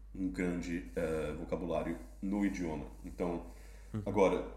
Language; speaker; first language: Portuguese; native; Portuguese